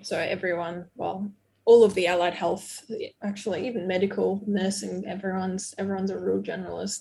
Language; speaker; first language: English; non-native, fluent; Portuguese